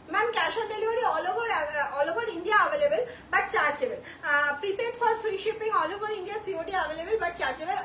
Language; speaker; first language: Hindi; non-native, local second language; Bangla